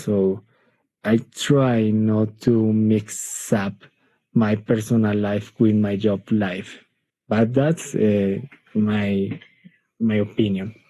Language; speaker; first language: English; non-native, learner; Spanish